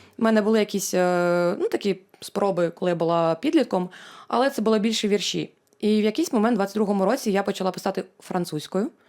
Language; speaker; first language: Ukrainian; non-native, local second language; Russian